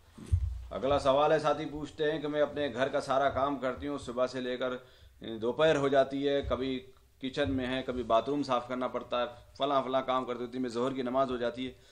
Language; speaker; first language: Urdu; native; Urdu